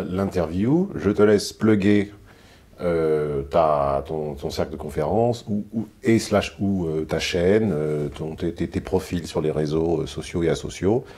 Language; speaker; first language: French; native; French